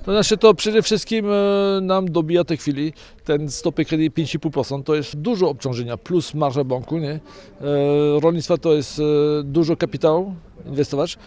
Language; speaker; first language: Polish; non-native, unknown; French